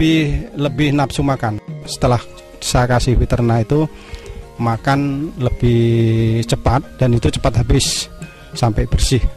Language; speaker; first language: Indonesian; non-native, local second language; Javanese